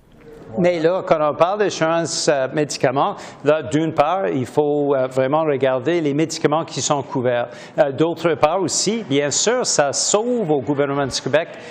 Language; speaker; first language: French; native; French